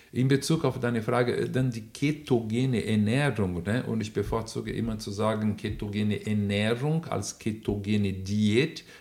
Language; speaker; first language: German; non-native, fluent; Portuguese